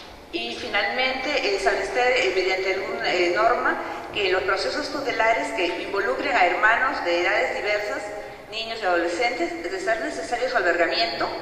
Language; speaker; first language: Spanish; native; Spanish